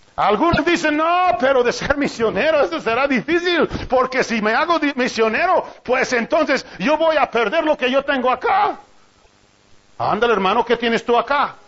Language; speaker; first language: Spanish; non-native, fluent; English